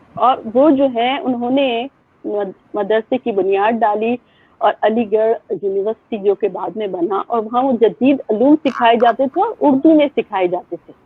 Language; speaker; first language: Urdu; native; Urdu